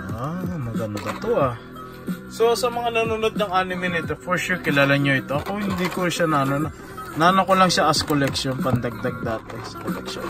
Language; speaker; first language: Filipino; native; Filipino